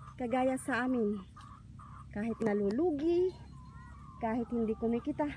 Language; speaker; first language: Filipino; non-native, local second language; Iloko